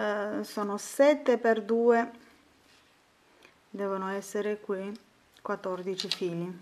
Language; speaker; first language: Italian; non-native, fluent; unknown